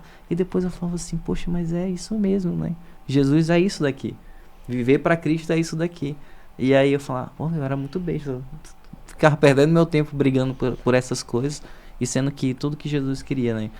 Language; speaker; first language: Portuguese; native; Portuguese